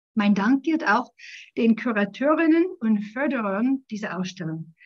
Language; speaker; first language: German; non-native, fluent; English